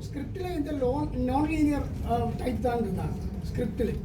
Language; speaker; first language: Tamil; non-native, learner; Malayalam